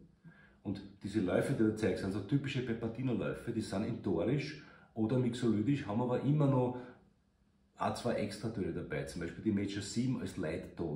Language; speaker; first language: German; native; German